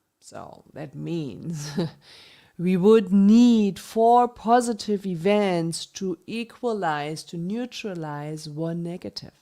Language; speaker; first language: English; non-native, fluent; German